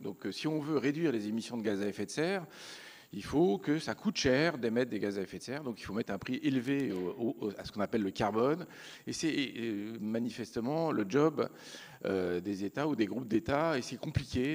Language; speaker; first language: French; native; French